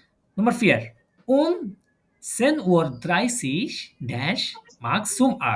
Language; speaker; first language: German; non-native, learner; Bangla